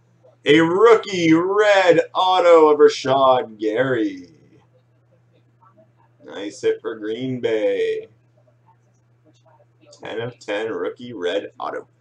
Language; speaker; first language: English; native; English